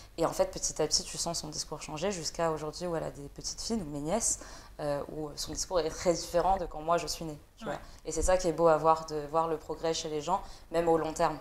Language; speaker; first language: French; early bilingual, other home language; Vietnamese